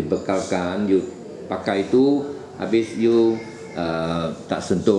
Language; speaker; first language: Malay; native; Malay